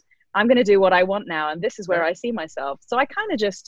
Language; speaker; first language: English; native; English